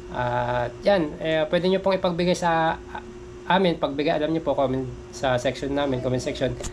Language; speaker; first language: Filipino; native; Filipino